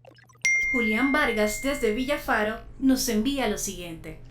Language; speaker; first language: Spanish; native; Spanish